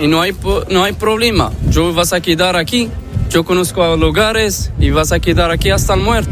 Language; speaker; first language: Spanish; non-native, learner; Arabic